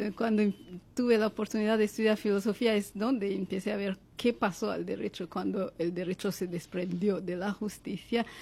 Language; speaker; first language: Spanish; non-native, fluent; Kinyarwanda